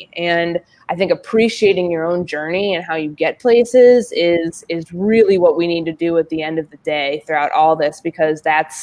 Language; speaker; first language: English; native; English